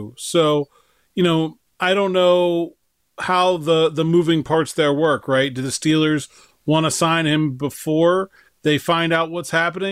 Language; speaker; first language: English; native; English